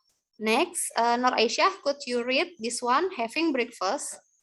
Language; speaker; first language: English; non-native, learner; Indonesian